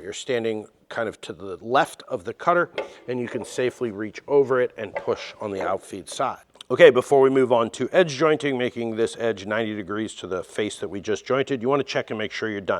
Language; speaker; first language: English; native; English